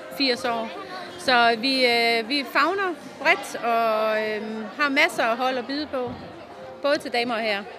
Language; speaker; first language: Danish; native; Danish